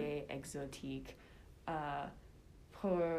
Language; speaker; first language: French; non-native, learner; English